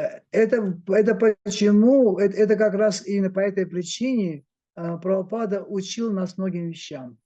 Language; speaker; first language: Russian; native; Russian